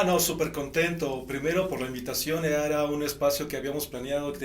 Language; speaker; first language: Spanish; native; Spanish